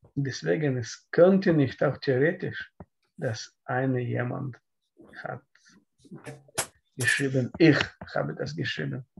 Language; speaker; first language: German; non-native, learner; Russian